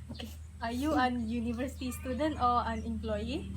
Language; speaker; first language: English; non-native, learner; Malay